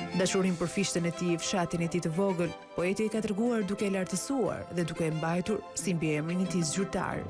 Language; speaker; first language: Albanian; native; Albanian